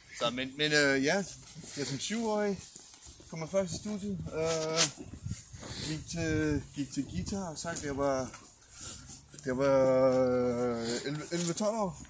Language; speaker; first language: Danish; early bilingual, other home language; English